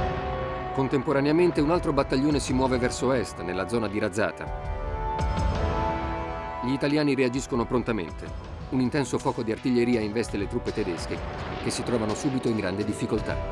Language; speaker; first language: Italian; native; Italian